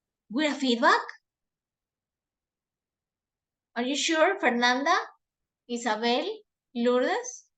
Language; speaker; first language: English; non-native, fluent; Spanish